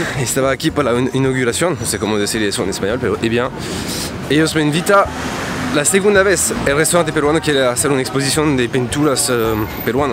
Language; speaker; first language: Spanish; non-native, learner; French